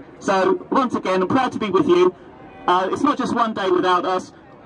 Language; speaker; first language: English; native; English